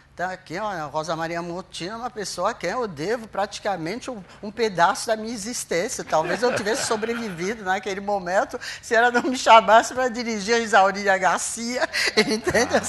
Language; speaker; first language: Portuguese; non-native, fluent; French